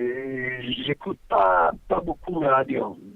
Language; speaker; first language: French; non-native, fluent; Bosnian